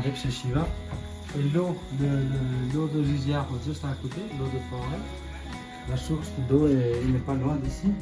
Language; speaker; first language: French; non-native, fluent; Nepali